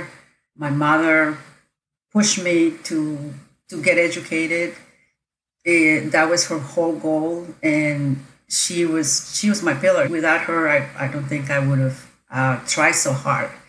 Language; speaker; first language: English; non-native, fluent; Spanish